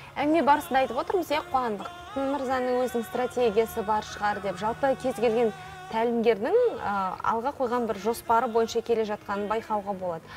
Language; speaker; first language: Kazakh; native; Kazakh